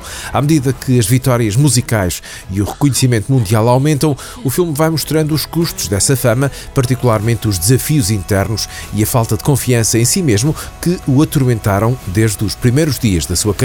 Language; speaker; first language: Portuguese; native; Portuguese